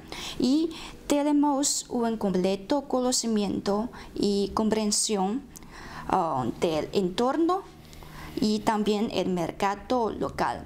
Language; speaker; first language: Spanish; non-native, fluent; Chinese